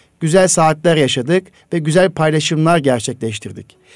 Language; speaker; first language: Turkish; native; Turkish